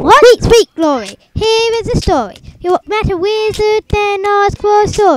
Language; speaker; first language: English; native; English